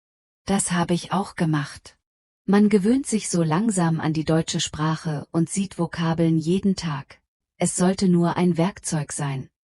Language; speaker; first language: German; non-native, fluent; Polish